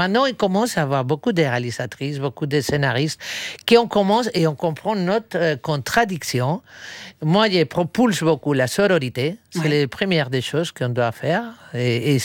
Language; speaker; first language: French; non-native, fluent; Spanish